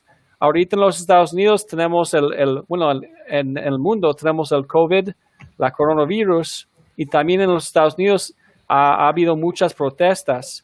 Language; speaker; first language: Spanish; non-native, fluent; English